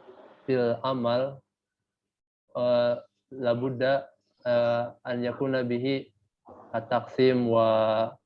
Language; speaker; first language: Arabic; non-native, learner; Indonesian